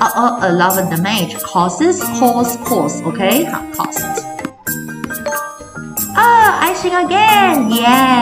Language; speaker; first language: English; non-native, fluent; Chinese